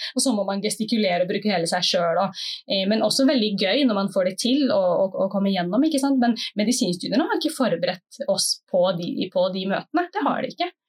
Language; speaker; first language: Norwegian; early bilingual, other home language; Somali